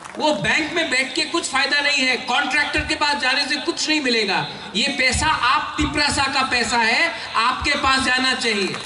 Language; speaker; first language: Hindi; non-native, local second language; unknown